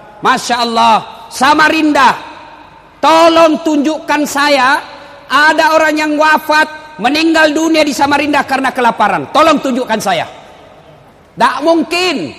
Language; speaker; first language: Indonesian; non-native, local second language; Buginese